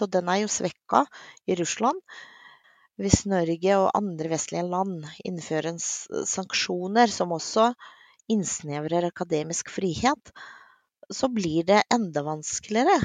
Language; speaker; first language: Norwegian; non-native, fluent; Russian